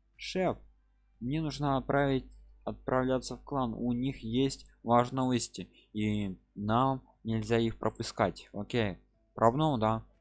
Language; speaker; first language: Russian; non-native, local second language; Ukrainian